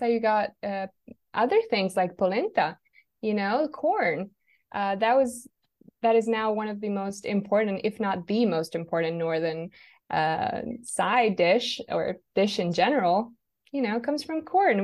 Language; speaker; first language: English; non-native, fluent; Italian